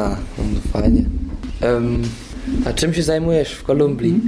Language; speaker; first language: Polish; early bilingual, heritage; Polish